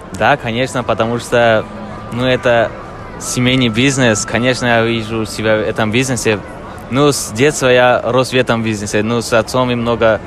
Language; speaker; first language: Russian; non-native, learner; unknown